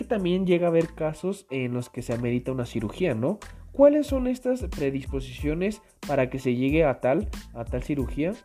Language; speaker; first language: Spanish; native; Spanish